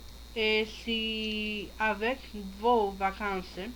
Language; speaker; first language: French; non-native, learner; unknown